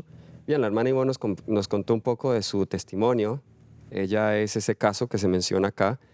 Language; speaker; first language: Spanish; native; Spanish